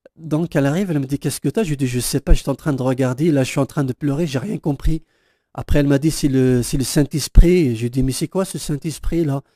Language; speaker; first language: French; non-native, local second language; Kabyle